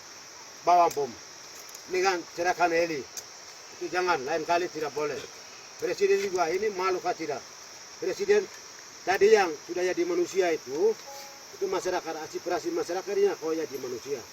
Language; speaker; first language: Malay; non-native, local second language; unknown